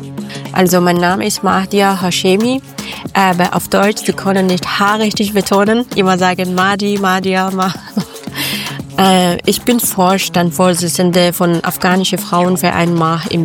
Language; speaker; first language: German; non-native, learner; Persian